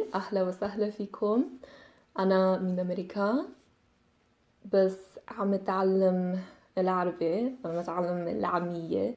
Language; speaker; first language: Arabic; non-native, learner; English